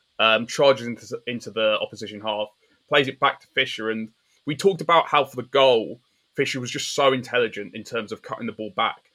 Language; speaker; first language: English; native; English